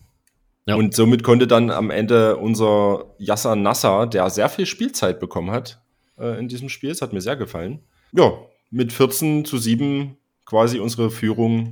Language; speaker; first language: German; native; German